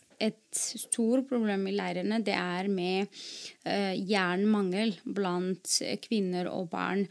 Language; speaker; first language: Norwegian; non-native, fluent; Arabic